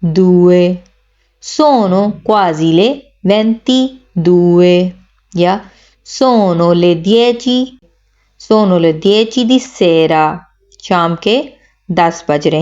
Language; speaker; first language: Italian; non-native, fluent; Urdu